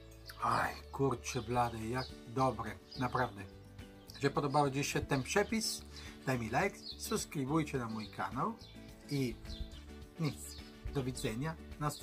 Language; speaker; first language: Polish; non-native, learner; Italian